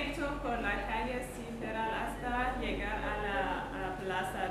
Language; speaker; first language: Spanish; non-native, learner; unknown